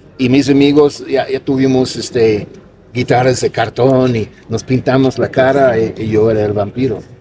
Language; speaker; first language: Spanish; non-native, fluent; English